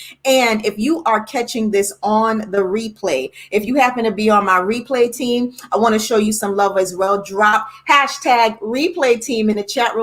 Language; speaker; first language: English; native; English